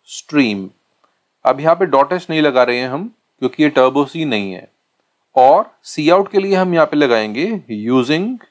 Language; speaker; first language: Hindi; native; Hindi